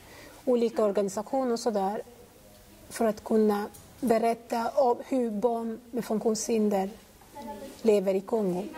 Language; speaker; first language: Swedish; non-native, fluent; Lingala